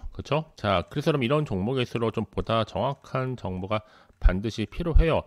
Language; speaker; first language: Korean; native; Korean